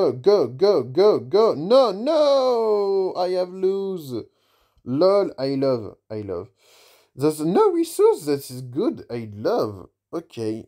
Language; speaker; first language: English; non-native, learner; French